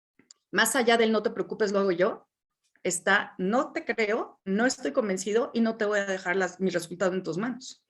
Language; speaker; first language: Spanish; native; Spanish